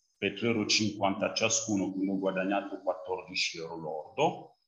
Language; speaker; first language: Italian; non-native, fluent; French